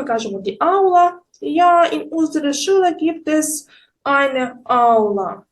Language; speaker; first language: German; non-native, fluent; Ukrainian